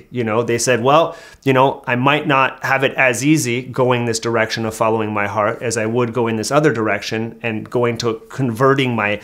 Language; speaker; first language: English; native; English